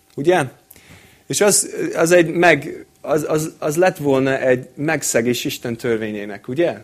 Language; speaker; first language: Hungarian; non-native, fluent; English